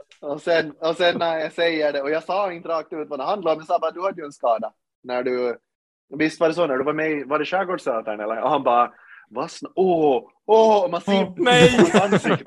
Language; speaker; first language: Swedish; native; Swedish